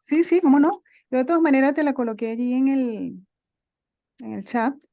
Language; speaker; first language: Spanish; native; Spanish